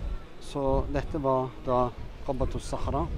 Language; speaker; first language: Norwegian; early bilingual, other home language; Urdu